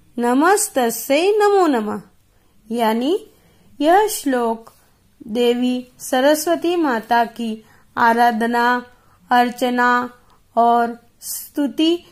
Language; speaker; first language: Hindi; non-native, local second language; Gujarati